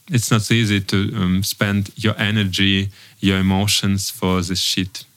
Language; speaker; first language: English; non-native, learner; Russian